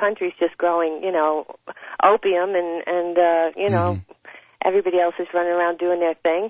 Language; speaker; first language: English; native; English